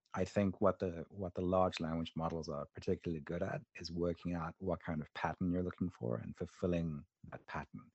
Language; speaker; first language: English; native; English